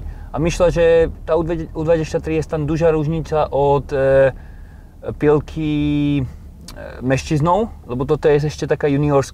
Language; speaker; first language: Polish; non-native, learner; Slovak